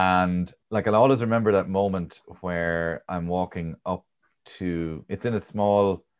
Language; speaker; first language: English; native; English